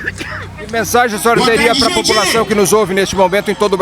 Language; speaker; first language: Portuguese; native; Portuguese